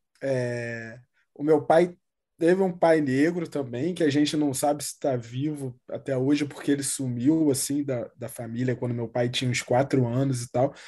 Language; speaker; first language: Portuguese; native; Portuguese